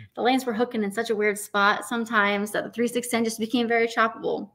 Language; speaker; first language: English; native; English